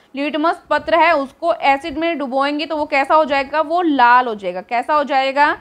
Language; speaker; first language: Hindi; native; Hindi